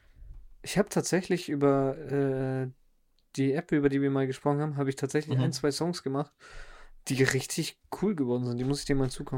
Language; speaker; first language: German; native; German